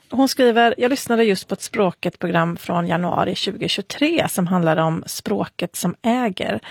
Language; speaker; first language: Swedish; native; Swedish